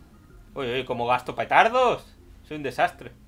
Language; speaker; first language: Spanish; native; Spanish